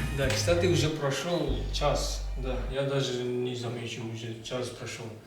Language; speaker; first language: Russian; non-native, learner; Malay